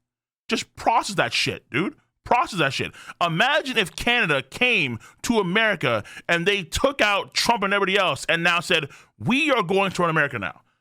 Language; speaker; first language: English; native; English